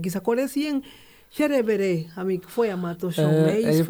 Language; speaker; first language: Hungarian; non-native, learner; Spanish